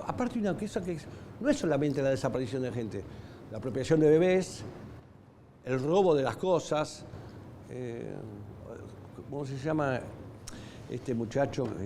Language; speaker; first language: Spanish; native; Spanish